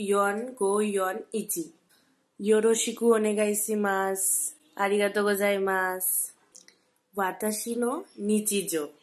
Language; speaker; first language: Japanese; non-native, learner; Bangla